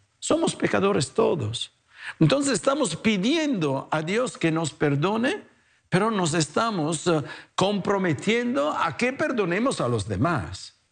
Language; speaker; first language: Spanish; non-native, fluent; Italian